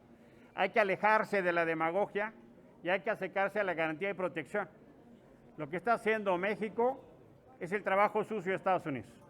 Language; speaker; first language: Spanish; native; Spanish